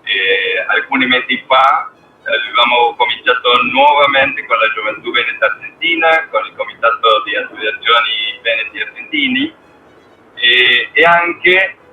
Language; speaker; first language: Italian; non-native, learner; Spanish